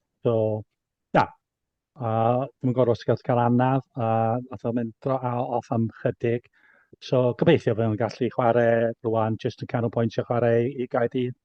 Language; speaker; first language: Welsh; native; Welsh